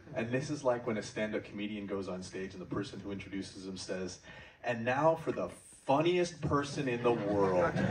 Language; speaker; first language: English; native; English